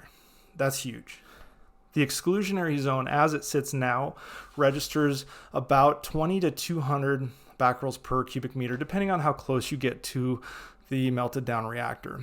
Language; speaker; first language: English; native; English